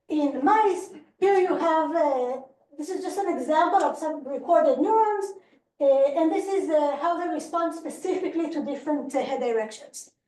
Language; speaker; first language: English; non-native, fluent; Hebrew